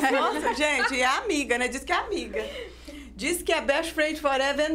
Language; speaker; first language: Portuguese; native; Portuguese